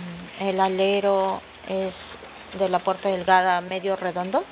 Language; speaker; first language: Spanish; native; Spanish